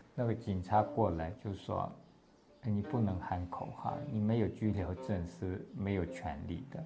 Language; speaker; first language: Chinese; non-native, local second language; Tibetan